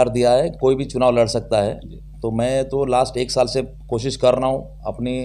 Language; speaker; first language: Hindi; non-native, local second language; Telugu